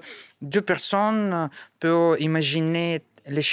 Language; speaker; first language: French; non-native, learner; Russian